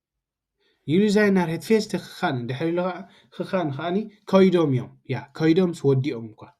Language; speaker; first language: Dutch; non-native, learner; Tigrinya